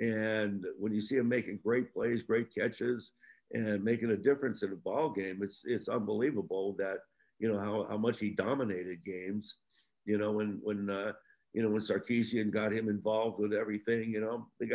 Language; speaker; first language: English; native; English